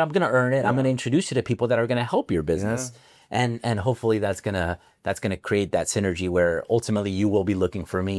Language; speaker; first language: English; native; English